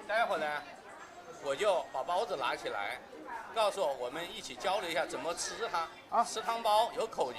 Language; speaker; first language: Chinese; native; Chinese